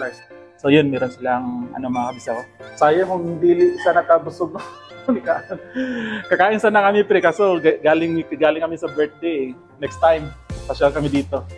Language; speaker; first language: Filipino; non-native, local second language; Cebuano